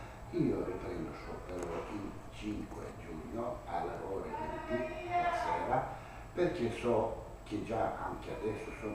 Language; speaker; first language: Italian; non-native, learner; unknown